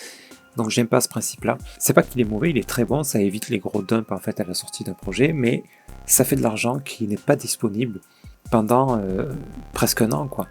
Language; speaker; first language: French; native; French